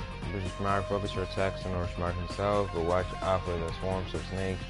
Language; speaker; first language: English; early bilingual, other home language; Spanish